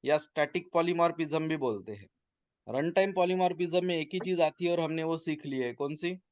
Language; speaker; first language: Hindi; non-native, local second language; Marathi